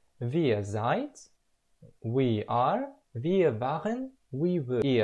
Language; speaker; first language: German; non-native, learner; Russian